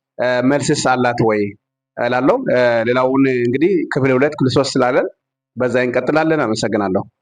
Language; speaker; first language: Amharic; non-native, local second language; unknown